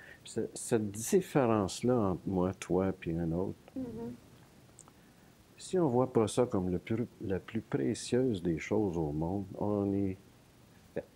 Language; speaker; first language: French; native; French